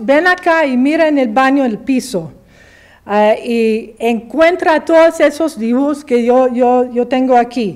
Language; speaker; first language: Spanish; early bilingual, heritage; English